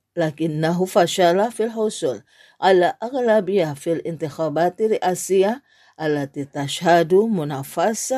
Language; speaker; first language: Arabic; non-native, fluent; Indonesian